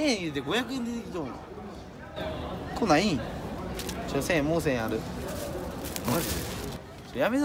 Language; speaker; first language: Japanese; native; Japanese